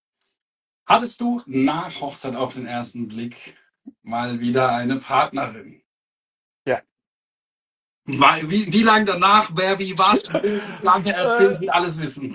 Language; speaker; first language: German; native; German